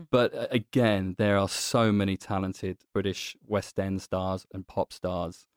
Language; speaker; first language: English; native; English